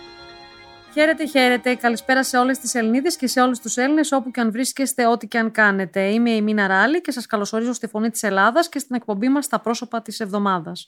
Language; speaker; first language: Greek; native; Greek